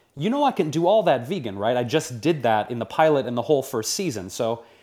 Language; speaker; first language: English; native; English